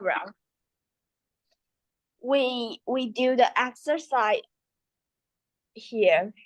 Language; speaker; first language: English; non-native, learner; Chinese